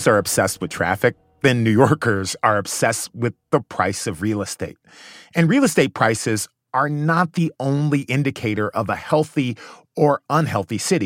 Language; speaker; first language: English; native; English